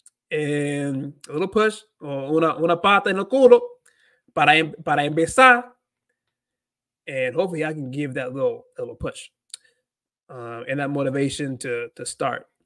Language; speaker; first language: English; native; English